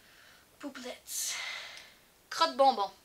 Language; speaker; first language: French; native; French